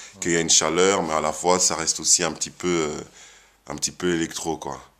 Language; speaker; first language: French; native; French